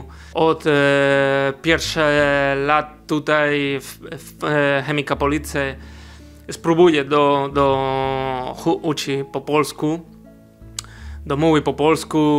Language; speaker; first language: Polish; non-native, learner; Spanish